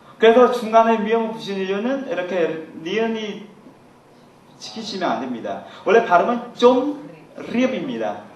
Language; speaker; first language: Korean; non-native, fluent; Khmer